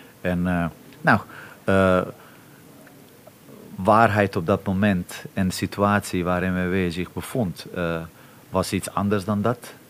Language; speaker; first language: Dutch; non-native, fluent; Bosnian